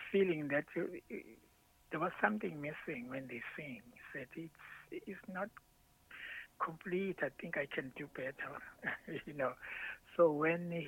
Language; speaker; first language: English; non-native, local second language; Zulu